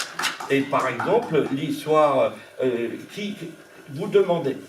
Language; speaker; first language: French; non-native, local second language; Swiss German